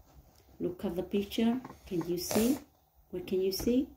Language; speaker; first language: English; non-native, learner; Vietnamese